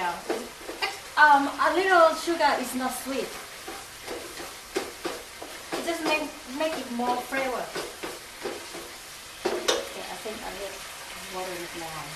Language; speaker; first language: English; non-native, learner; Thai